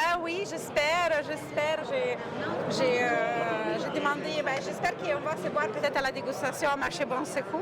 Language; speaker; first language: French; non-native, fluent; Italian